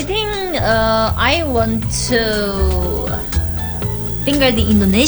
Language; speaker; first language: English; non-native, learner; Korean